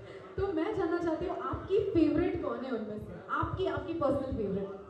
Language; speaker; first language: Hindi; native; Hindi